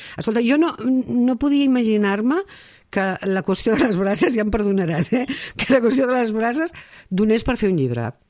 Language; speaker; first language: Catalan; native; Catalan